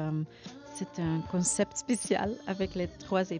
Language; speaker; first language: French; non-native, learner; Dutch